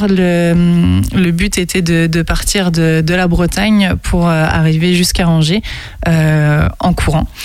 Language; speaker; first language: French; native; French